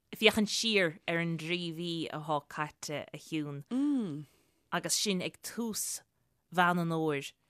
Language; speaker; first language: Irish; native; Irish